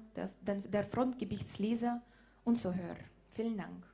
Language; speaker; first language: German; non-native, fluent; Ukrainian